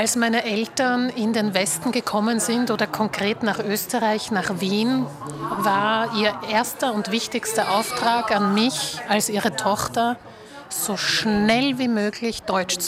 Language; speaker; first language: German; early bilingual, other home language; Slovak